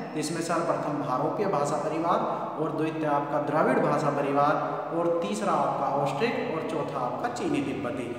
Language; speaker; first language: Hindi; native; Hindi